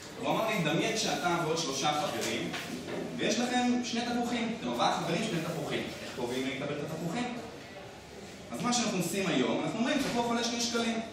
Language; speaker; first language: Hebrew; native; Hebrew